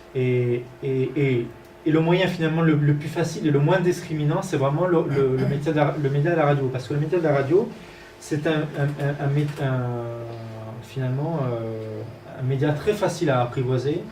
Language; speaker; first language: French; native; French